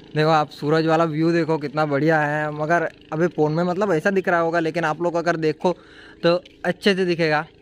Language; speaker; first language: Hindi; non-native, local second language; Gujarati